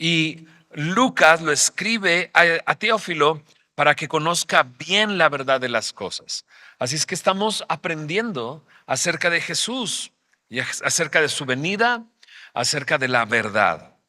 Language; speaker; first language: Spanish; native; Spanish